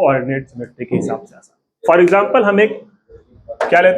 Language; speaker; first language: Hindi; native; Hindi